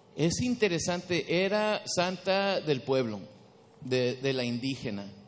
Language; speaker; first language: Spanish; early bilingual, heritage; Spanish